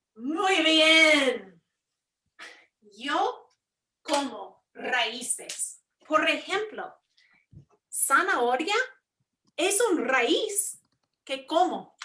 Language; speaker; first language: Spanish; non-native, fluent; English